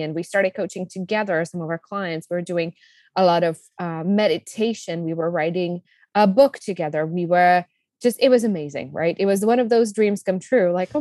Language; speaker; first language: English; non-native, fluent; Czech